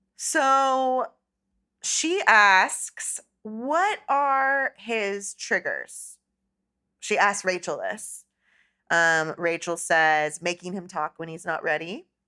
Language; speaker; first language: English; native; English